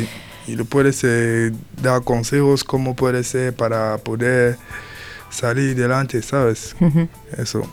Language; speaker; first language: Spanish; non-native, learner; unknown